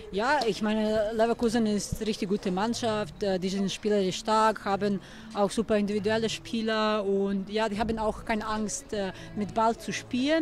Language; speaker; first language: German; early bilingual, other home language; Serbian